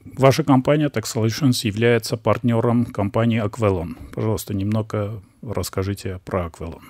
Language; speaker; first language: Russian; non-native, local second language; Armenian